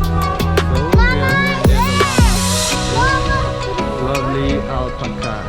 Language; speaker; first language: English; non-native, fluent; Nepali